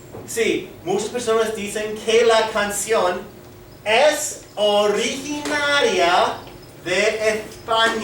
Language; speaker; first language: Spanish; non-native, fluent; English